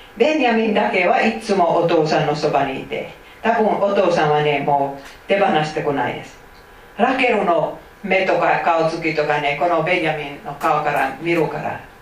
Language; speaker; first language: Japanese; non-native, fluent; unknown